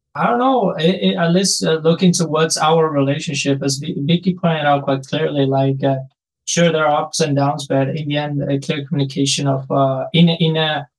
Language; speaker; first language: English; non-native, fluent; Spanish